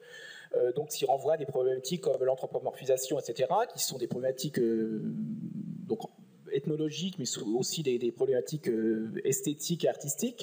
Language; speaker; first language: French; native; French